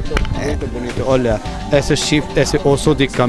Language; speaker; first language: Portuguese; non-native, learner; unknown